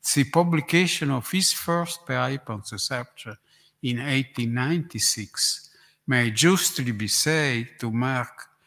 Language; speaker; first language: English; non-native, learner; Italian